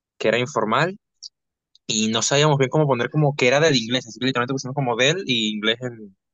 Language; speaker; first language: Spanish; native; Spanish